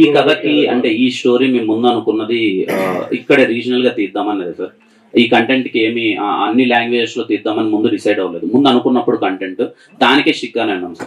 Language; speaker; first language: Telugu; native; Telugu